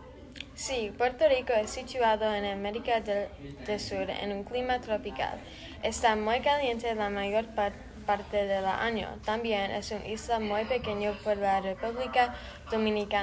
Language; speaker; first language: Spanish; non-native, learner; English